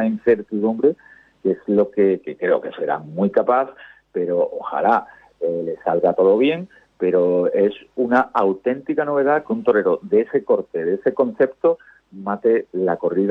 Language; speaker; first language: Spanish; native; Spanish